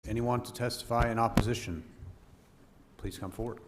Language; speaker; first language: English; native; English